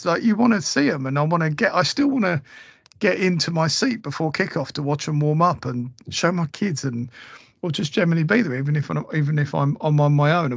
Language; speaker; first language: English; native; English